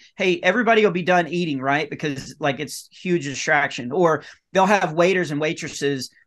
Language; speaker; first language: English; native; English